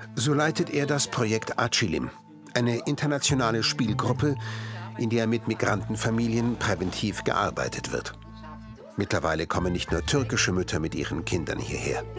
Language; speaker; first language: German; native; German